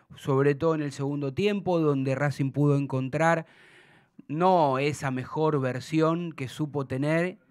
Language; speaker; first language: Spanish; native; Spanish